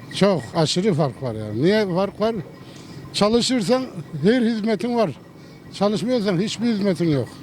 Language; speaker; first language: Turkish; native; Turkish